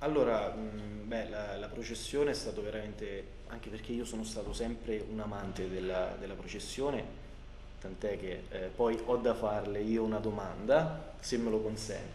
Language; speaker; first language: Italian; native; Italian